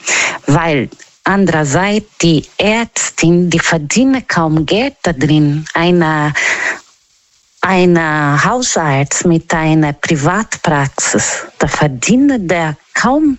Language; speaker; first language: German; non-native, learner; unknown